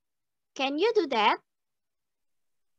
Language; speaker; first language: English; non-native, learner; Indonesian